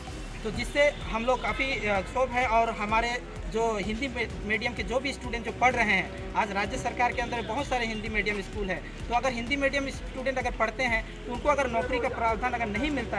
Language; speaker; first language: Hindi; non-native, local second language; Sadri